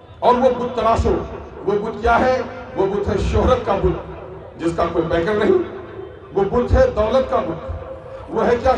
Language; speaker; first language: Urdu; non-native, local second language; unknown